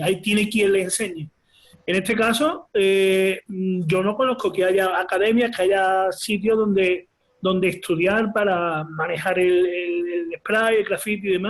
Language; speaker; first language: Spanish; native; Spanish